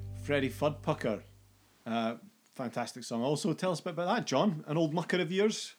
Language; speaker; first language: English; native; English